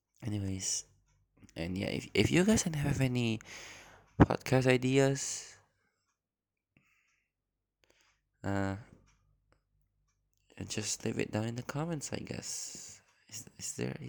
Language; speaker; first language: English; non-native, fluent; Indonesian